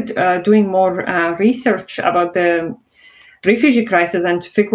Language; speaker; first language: English; non-native, fluent; Arabic